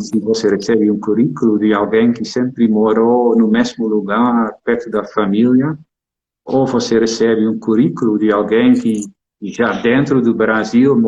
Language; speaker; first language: Portuguese; non-native, fluent; Dutch